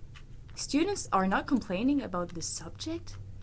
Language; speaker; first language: English; non-native, learner; French